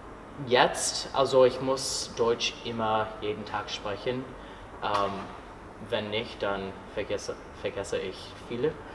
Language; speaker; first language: German; non-native, learner; English